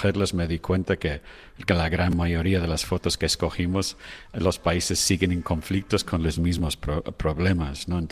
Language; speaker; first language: Spanish; non-native, fluent; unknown